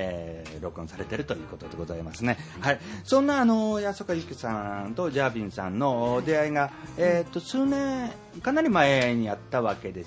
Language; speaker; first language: Japanese; native; Japanese